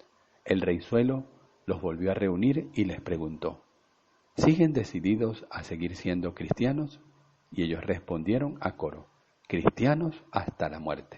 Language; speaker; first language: Spanish; native; Spanish